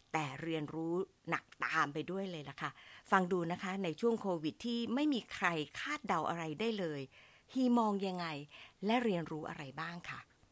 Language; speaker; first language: Thai; native; Thai